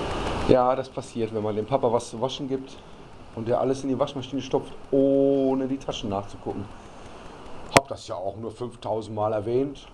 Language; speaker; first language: German; native; German